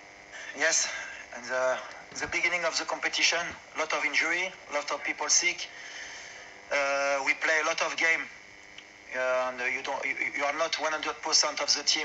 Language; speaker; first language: English; non-native, learner; French